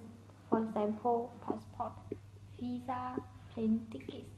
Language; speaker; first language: English; non-native, learner; Vietnamese